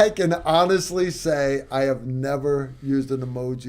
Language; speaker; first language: English; native; English